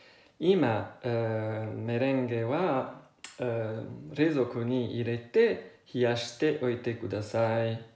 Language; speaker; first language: Japanese; non-native, learner; Italian